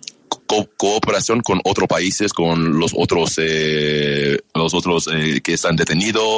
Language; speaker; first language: Spanish; non-native, learner; English